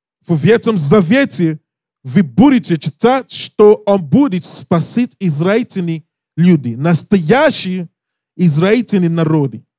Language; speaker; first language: Russian; non-native, learner; English